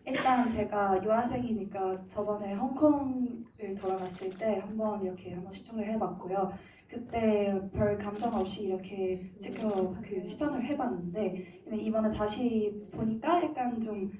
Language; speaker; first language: Korean; non-native, fluent; Cantonese